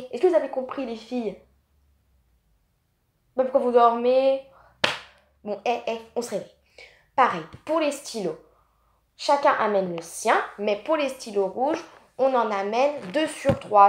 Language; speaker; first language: French; native; French